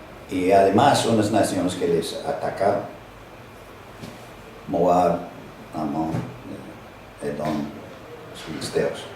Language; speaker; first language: Spanish; non-native, fluent; English